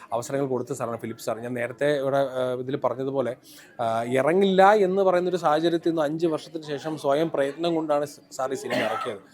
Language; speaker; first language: Malayalam; native; Malayalam